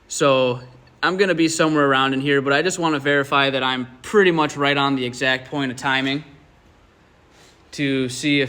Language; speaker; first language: English; native; English